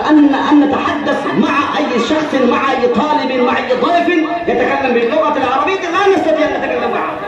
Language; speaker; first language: Arabic; non-native, fluent; Urdu